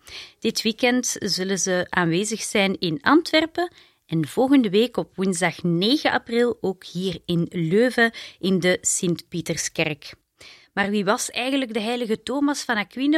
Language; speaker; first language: Dutch; native; Dutch